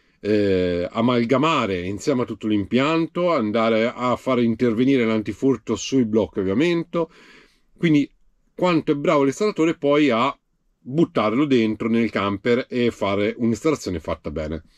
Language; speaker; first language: Italian; native; Italian